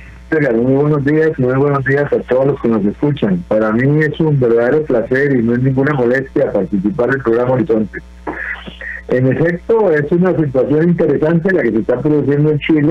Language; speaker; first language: Spanish; native; Spanish